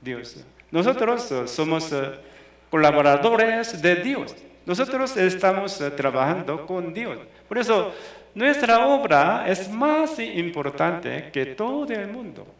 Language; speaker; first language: Spanish; non-native, fluent; Korean